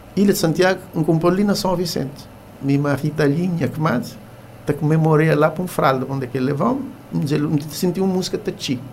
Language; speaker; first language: Portuguese; non-native, local second language; Kabuverdianu